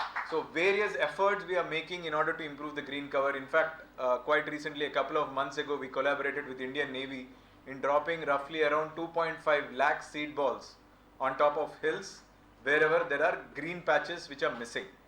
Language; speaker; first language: English; non-native, local second language; Telugu